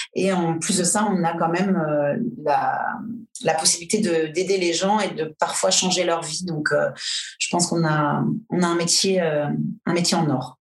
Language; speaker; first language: French; native; French